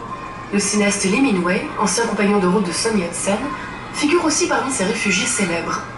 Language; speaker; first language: French; native; French